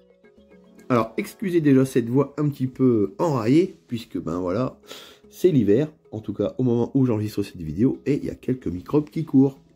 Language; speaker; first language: French; native; French